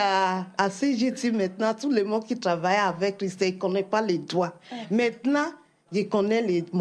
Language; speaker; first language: French; non-native, learner; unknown